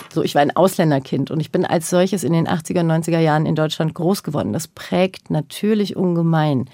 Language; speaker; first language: German; early bilingual, other home language; Turkish